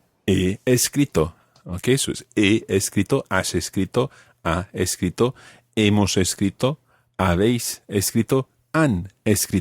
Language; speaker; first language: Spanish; non-native, fluent; English